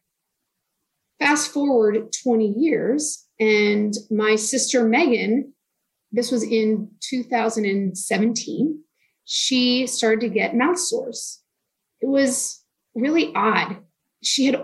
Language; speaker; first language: English; native; English